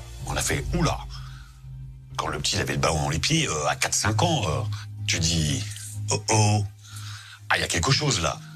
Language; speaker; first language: French; native; French